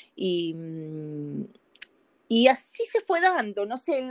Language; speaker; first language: Spanish; native; Spanish